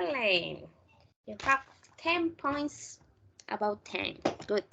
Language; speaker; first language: English; non-native, fluent; Spanish